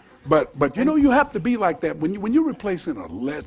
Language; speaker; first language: English; native; English